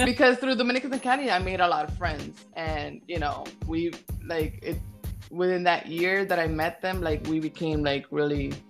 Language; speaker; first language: English; early bilingual, other home language; Spanish